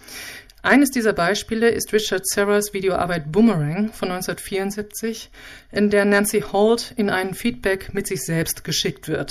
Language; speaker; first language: German; native; German